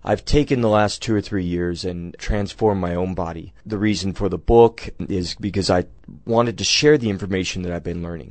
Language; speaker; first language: English; native; English